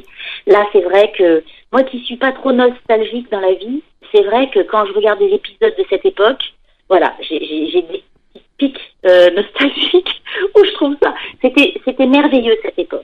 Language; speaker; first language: French; native; French